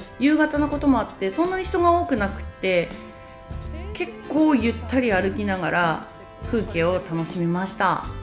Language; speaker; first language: Japanese; native; Japanese